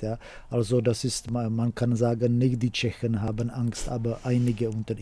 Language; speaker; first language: German; non-native, fluent; Czech